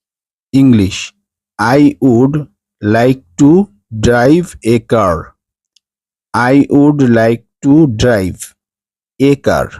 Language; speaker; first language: English; non-native, fluent; Bangla